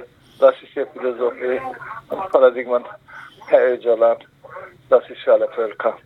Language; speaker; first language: German; non-native, learner; Kurdish